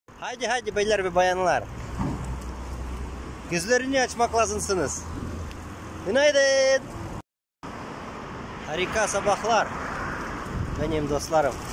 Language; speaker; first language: Turkish; non-native, learner; Russian